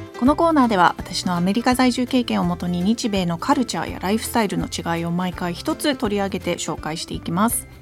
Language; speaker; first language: Japanese; early bilingual, heritage; English